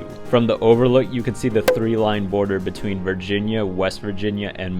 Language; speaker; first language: English; native; English